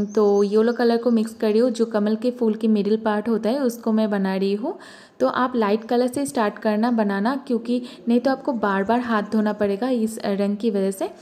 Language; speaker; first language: Hindi; non-native, local second language; Bangla